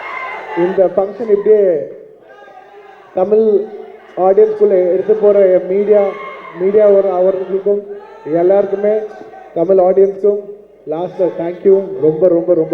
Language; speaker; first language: Tamil; non-native, local second language; Telugu